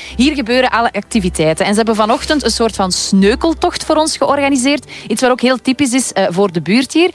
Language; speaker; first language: Dutch; native; Dutch